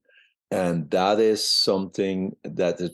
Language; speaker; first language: English; non-native, fluent; Persian